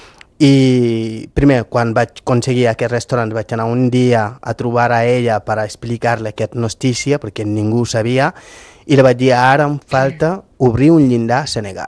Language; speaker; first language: Catalan; non-native, fluent; Fula